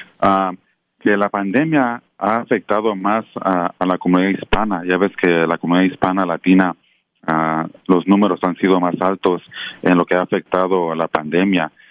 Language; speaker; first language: Spanish; native; Spanish